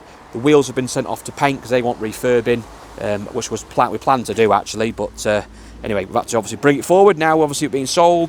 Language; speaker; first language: English; native; English